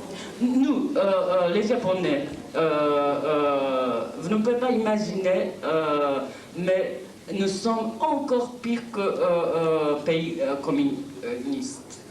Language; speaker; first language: French; non-native, fluent; Japanese